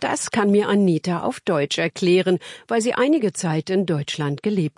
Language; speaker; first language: German; native; German